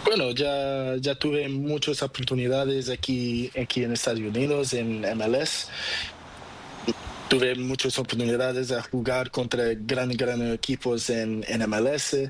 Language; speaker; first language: Spanish; non-native, learner; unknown